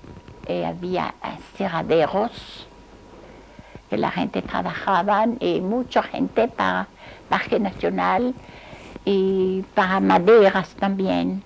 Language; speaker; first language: Spanish; non-native, fluent; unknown